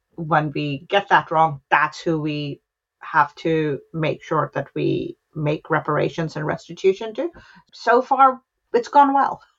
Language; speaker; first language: English; non-native, local second language; Hindi